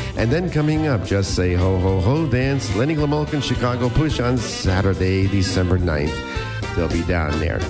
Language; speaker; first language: English; early bilingual, other home language; Polish